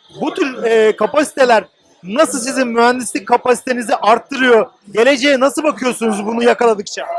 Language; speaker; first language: Turkish; native; Turkish